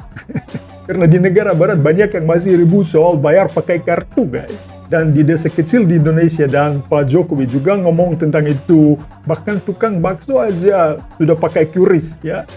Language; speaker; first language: Indonesian; non-native, fluent; Russian